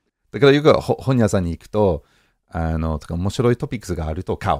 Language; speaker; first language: Japanese; non-native, fluent; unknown